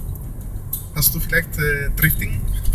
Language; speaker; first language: German; non-native, learner; Greek